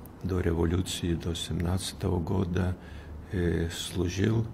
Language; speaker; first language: Russian; non-native, fluent; Lithuanian